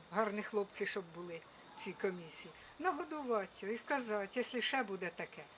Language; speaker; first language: Ukrainian; native; Ukrainian